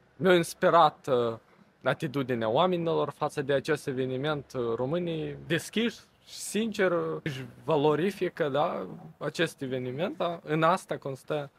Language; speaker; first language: Romanian; non-native, local second language; Russian